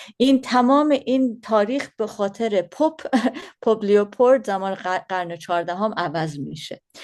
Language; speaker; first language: Persian; early bilingual, heritage; Persian